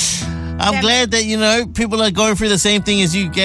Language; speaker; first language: English; native; English